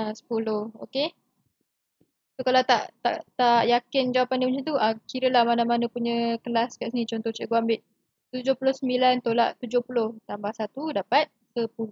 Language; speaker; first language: Malay; native; Malay